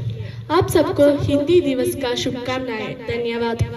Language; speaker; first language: Hindi; non-native, local second language; Malayalam